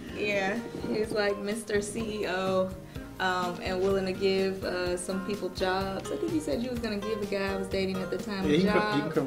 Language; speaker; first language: English; native; English